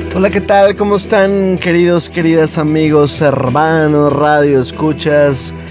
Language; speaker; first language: Spanish; native; Spanish